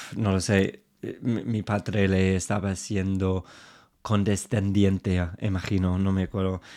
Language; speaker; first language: Spanish; non-native, fluent; English